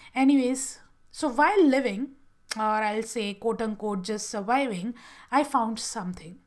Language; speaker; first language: English; non-native, local second language; Gujarati